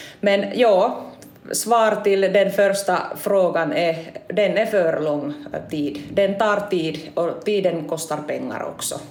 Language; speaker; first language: Swedish; non-native, local second language; Finnish